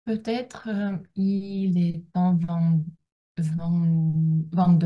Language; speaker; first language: French; non-native, learner; Russian